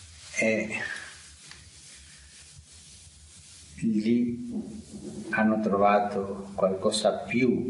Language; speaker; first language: Italian; non-native, fluent; Spanish